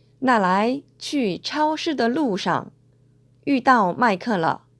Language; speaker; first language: Chinese; non-native, fluent; Korean